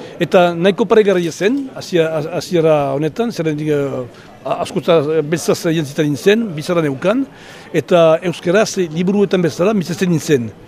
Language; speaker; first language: Basque; non-native, fluent; French